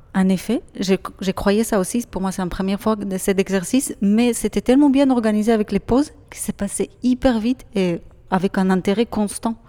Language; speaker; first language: French; non-native, fluent; Hebrew